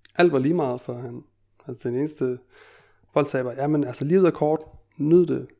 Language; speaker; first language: Danish; native; Danish